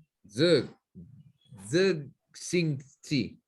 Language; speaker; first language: Chinese; non-native, learner; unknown